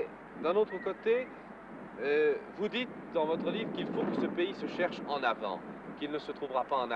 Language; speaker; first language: French; native; French